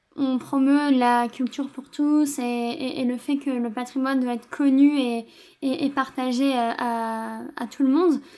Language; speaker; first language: French; native; French